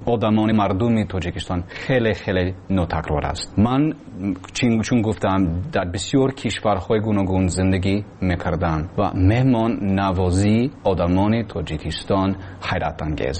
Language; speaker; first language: Persian; non-native, learner; English